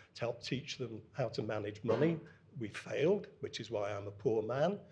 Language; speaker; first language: English; native; English